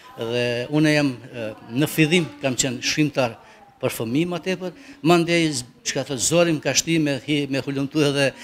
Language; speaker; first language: Albanian; non-native, local second language; Romany